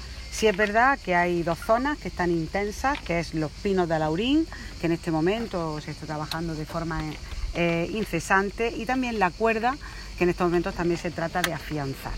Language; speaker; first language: Spanish; native; Spanish